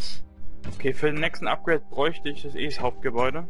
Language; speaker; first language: German; native; German